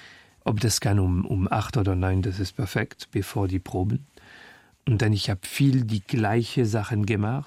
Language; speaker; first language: German; non-native, fluent; French